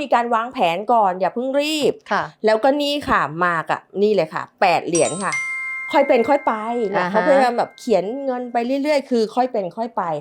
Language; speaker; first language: Thai; native; Thai